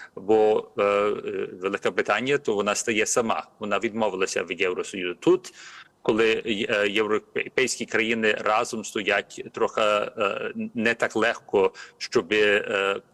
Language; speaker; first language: Ukrainian; early bilingual, heritage; Ukrainian